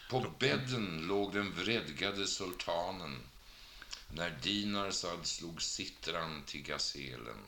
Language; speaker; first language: Swedish; native; Swedish